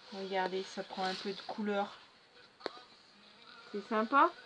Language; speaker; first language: French; native; French